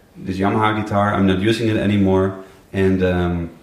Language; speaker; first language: English; non-native, fluent; Dutch